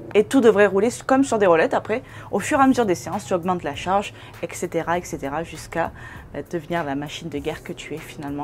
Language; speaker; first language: French; native; French